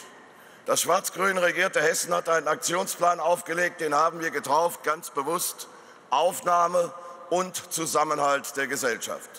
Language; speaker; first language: German; native; German